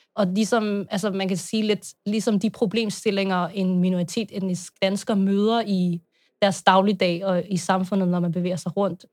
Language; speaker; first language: Danish; native; Danish